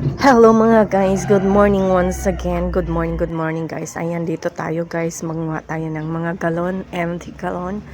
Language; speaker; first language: Filipino; non-native, local second language; Cebuano